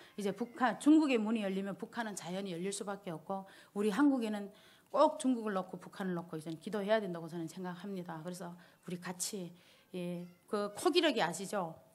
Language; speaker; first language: Korean; early bilingual, heritage; Korean